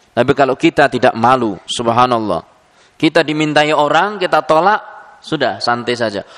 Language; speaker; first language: Indonesian; native; Indonesian